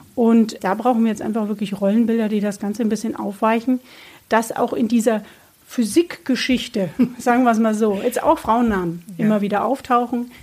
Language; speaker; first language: German; native; German